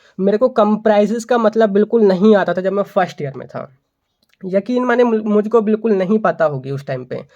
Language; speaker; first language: Hindi; native; Hindi